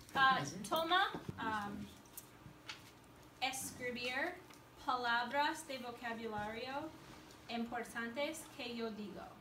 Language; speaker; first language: Spanish; non-native, learner; English